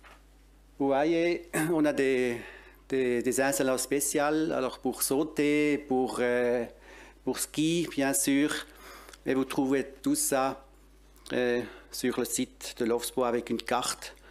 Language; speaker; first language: French; non-native, local second language; German